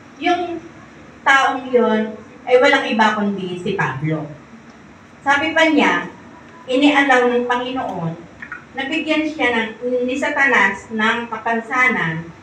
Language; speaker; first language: Filipino; native; Filipino